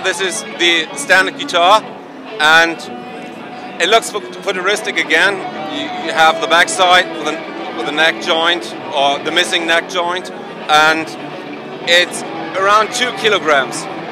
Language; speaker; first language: English; non-native, fluent; German